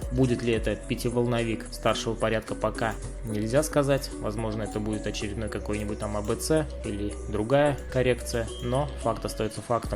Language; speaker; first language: Russian; native; Russian